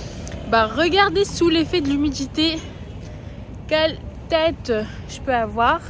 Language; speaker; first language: French; non-native, local second language; Arabic